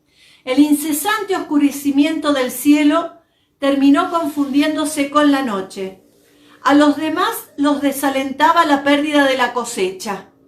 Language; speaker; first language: Spanish; native; Spanish